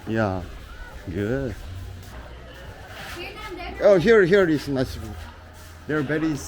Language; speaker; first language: English; non-native, learner; Korean